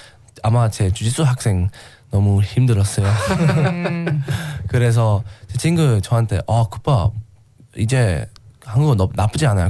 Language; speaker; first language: Korean; non-native, learner; English